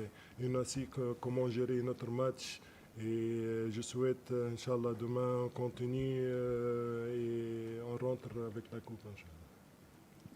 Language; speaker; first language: French; non-native, local second language; Arabic